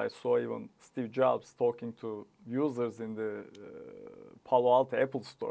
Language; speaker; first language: English; non-native, fluent; Turkish